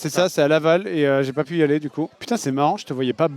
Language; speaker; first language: French; native; French